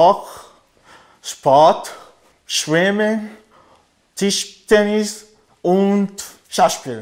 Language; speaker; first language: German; non-native, learner; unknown